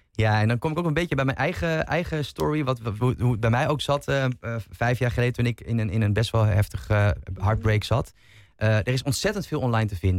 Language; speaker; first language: Dutch; native; Dutch